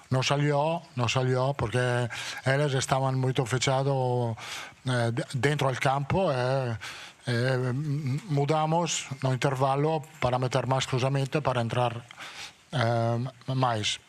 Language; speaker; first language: Portuguese; non-native, learner; Italian